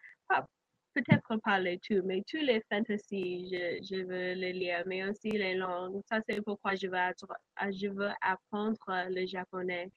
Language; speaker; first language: French; non-native, learner; English